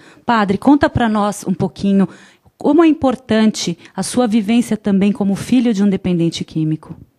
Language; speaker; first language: Portuguese; native; Portuguese